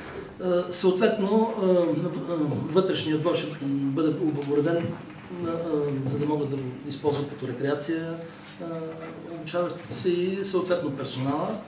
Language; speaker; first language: Bulgarian; native; Bulgarian